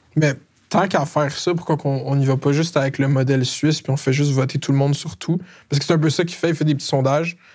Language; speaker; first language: French; native; French